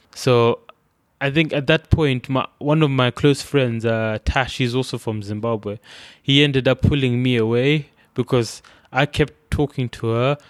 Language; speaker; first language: English; non-native, local second language; Shona